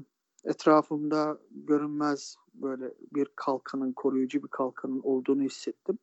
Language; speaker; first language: Turkish; native; Turkish